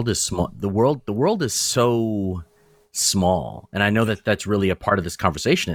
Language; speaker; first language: English; native; English